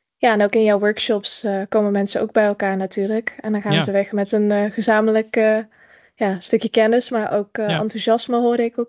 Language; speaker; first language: Dutch; native; Dutch